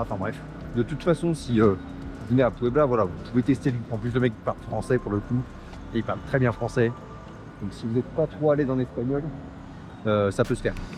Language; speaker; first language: French; native; French